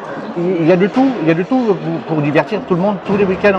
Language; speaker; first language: French; native; French